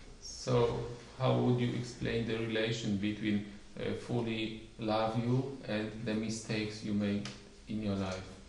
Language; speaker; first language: English; non-native, fluent; Polish